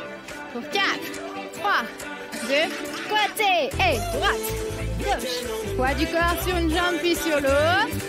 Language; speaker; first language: French; native; French